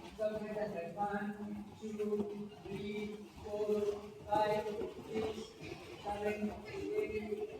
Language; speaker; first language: English; non-native, local second language; Kannada